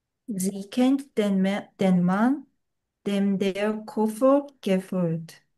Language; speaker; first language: German; non-native, learner; Korean